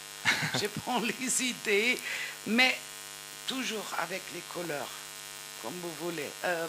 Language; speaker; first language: French; non-native, fluent; German